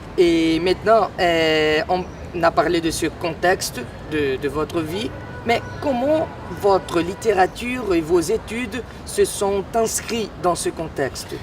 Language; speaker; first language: French; non-native, learner; Portuguese